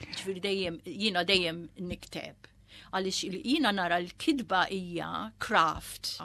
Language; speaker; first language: Maltese; early bilingual, heritage; Maltese